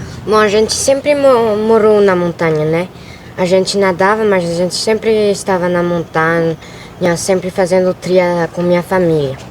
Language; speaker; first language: Portuguese; early bilingual, other home language; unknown